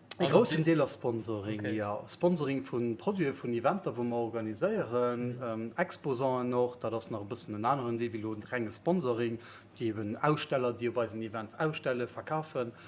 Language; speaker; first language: Luxembourgish; native; Luxembourgish